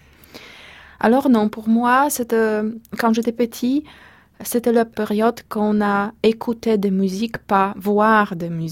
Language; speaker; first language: French; non-native, fluent; Polish